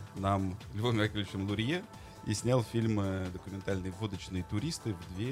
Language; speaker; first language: Russian; native; Russian